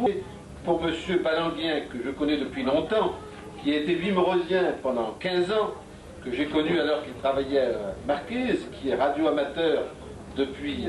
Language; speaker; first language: French; native; French